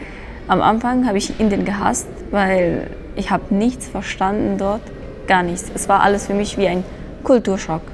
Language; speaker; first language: German; early bilingual, other home language; Persian